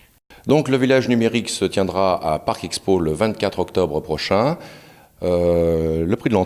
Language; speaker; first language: French; native; French